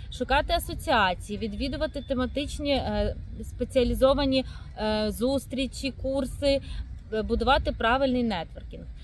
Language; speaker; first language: Ukrainian; native; Ukrainian